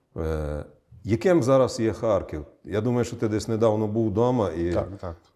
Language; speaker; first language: Ukrainian; native; Ukrainian